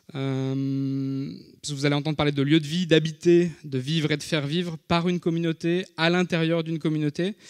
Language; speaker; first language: French; native; French